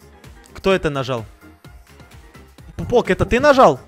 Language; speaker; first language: Russian; native; Russian